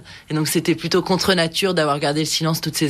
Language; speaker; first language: French; native; French